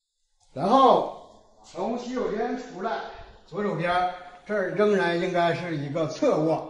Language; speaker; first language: Chinese; native; Chinese